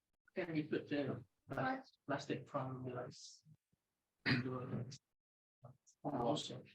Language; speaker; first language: English; non-native, local second language; Indonesian